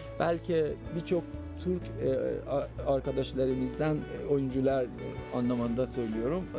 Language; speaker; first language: Turkish; non-native, fluent; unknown